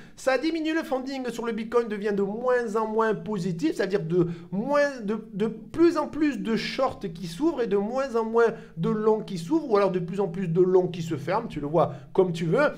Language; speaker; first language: French; native; French